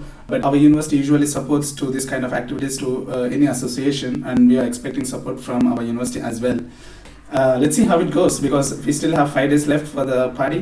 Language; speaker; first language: English; non-native, local second language; Telugu